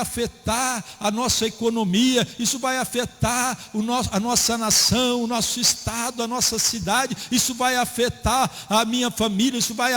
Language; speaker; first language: Portuguese; native; Portuguese